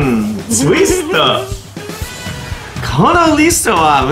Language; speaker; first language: Japanese; non-native, learner; English